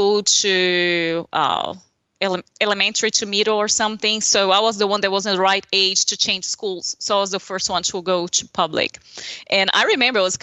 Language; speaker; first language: English; non-native, fluent; Portuguese